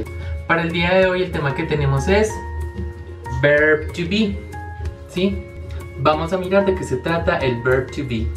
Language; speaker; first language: Spanish; native; Spanish